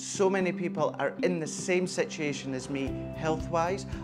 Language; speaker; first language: English; native; English